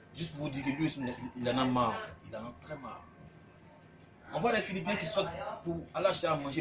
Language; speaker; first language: French; native; French